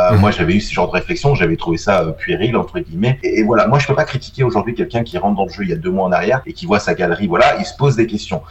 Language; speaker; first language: French; native; French